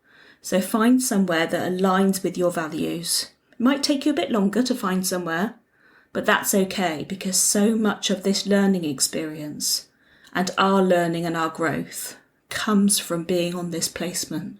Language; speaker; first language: English; native; English